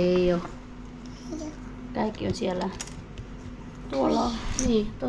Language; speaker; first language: Finnish; non-native, learner; Filipino